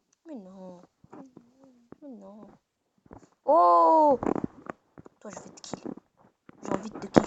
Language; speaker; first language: French; native; French